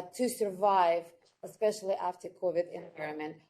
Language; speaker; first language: English; non-native, fluent; Ukrainian